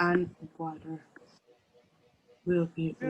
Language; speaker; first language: English; non-native, learner; Spanish